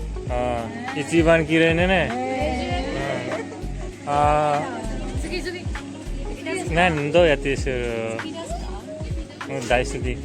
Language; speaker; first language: Japanese; non-native, learner; Nepali